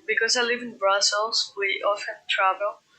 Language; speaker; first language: English; non-native, fluent; Greek